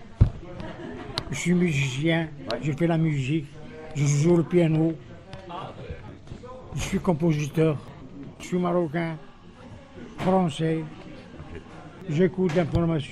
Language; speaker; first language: French; non-native, local second language; Arabic